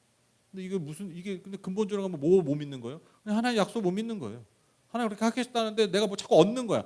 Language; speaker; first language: Korean; native; Korean